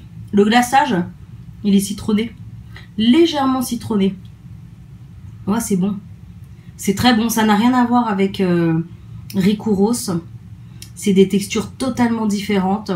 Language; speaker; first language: French; native; French